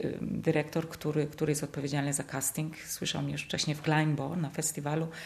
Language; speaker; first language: Polish; early bilingual, heritage; Polish